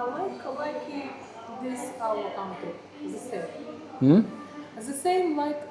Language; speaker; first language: English; non-native, learner; Russian